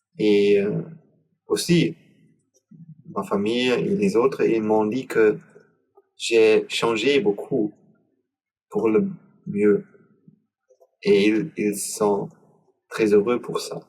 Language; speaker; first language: French; non-native, learner; German